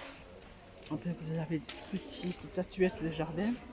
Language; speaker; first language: French; native; French